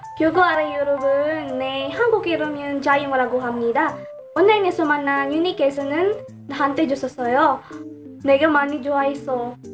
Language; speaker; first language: Korean; non-native, learner; Cebuano